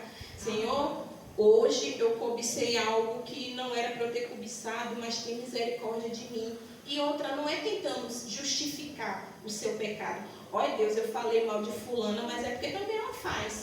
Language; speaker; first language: Portuguese; native; Portuguese